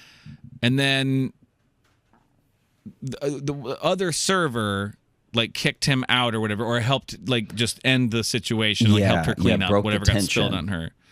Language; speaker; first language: English; native; English